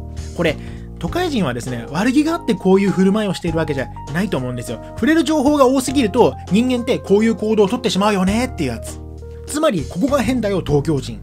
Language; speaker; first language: Japanese; native; Japanese